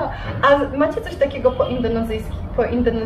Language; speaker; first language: Polish; native; Polish